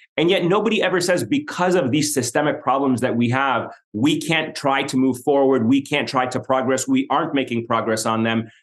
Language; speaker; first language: English; non-native, fluent; Arabic